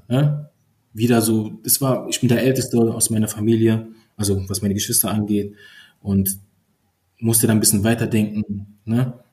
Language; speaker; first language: German; early bilingual, other home language; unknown